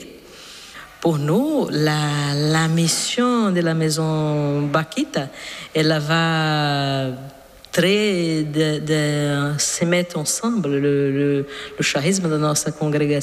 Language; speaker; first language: French; non-native, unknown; Portuguese